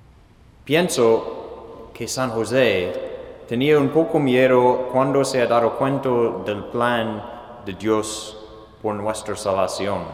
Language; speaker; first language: Spanish; non-native, fluent; English